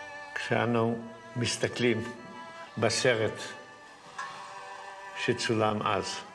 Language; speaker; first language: Hebrew; non-native, fluent; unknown